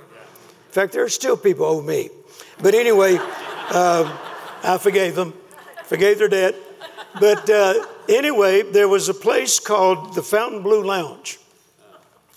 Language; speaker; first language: English; native; English